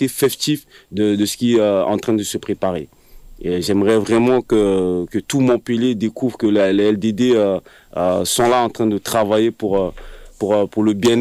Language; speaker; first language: French; non-native, local second language; Sango